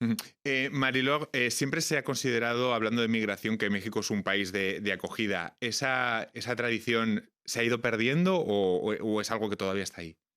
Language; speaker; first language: Spanish; native; Spanish